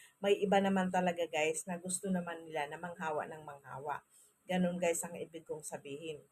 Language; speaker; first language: Filipino; non-native, local second language; Masbatenyo